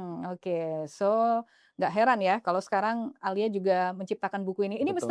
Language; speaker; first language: Indonesian; native; Indonesian